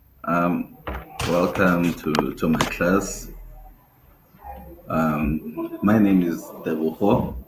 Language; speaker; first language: English; non-native, fluent; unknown